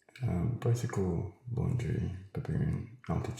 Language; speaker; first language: English; native; English